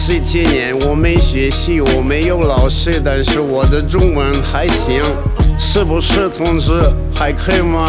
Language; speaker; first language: Chinese; non-native, learner; Russian